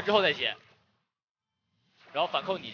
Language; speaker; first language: Chinese; native; Chinese